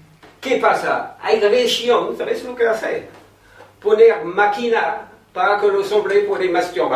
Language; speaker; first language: Spanish; non-native, fluent; French